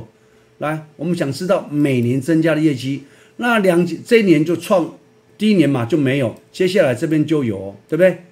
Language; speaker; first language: Chinese; native; Chinese